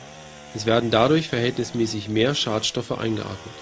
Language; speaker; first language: German; native; German